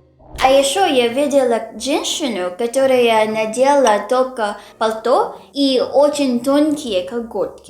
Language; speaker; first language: Russian; non-native, learner; Filipino